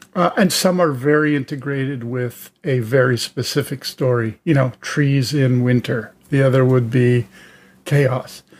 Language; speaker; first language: English; native; English